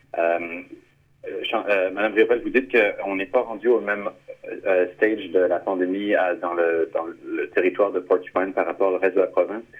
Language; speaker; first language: French; native; French